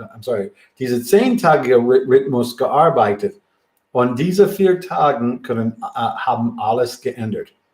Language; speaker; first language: German; non-native, fluent; English